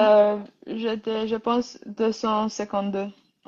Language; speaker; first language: French; non-native, learner; Rundi